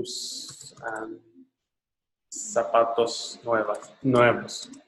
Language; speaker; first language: Spanish; non-native, learner; English